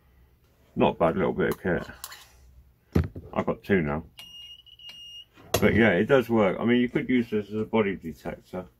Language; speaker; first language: English; native; English